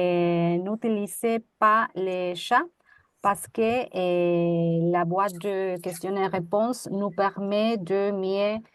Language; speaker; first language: French; non-native, fluent; Spanish